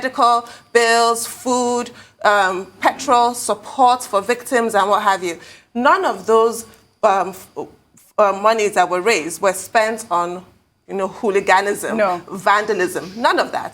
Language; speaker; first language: English; native; English